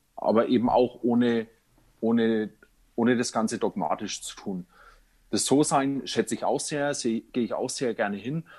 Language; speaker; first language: German; native; German